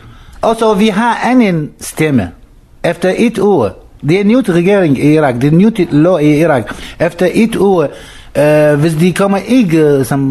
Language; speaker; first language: Danish; non-native, learner; Arabic